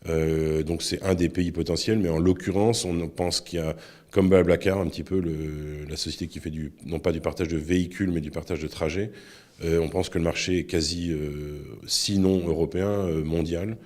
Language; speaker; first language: French; native; French